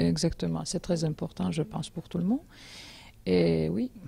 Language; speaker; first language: French; non-native, learner; Georgian